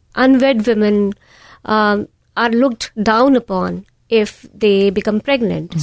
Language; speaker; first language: English; non-native, local second language; Hindi